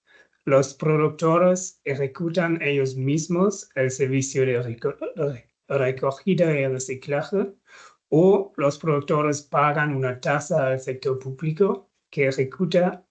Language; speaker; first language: Spanish; non-native, fluent; German